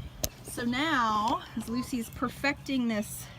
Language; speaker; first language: English; native; English